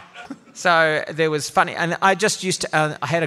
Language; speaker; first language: English; native; English